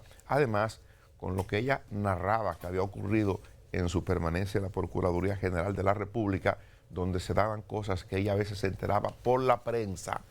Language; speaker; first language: Spanish; native; Spanish